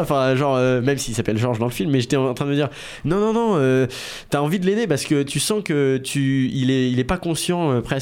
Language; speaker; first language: French; native; French